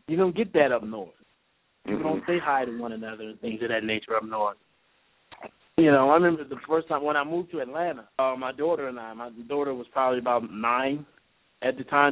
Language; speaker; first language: English; native; English